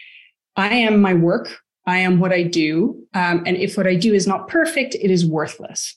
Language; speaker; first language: English; native; English